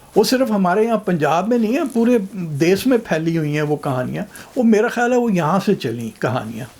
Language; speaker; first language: Urdu; non-native, local second language; Punjabi